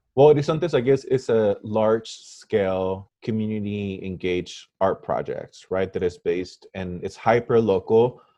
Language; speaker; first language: English; non-native, fluent; Spanish